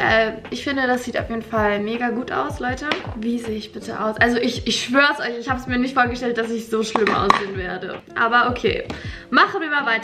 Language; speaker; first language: German; native; German